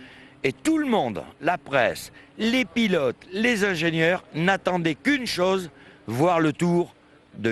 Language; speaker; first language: French; native; French